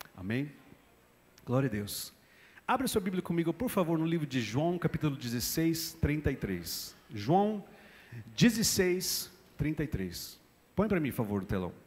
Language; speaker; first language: Portuguese; non-native, fluent; English